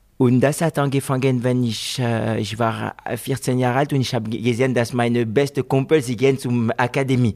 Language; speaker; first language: German; non-native, fluent; French